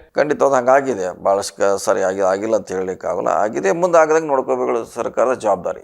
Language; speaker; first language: Kannada; native; Kannada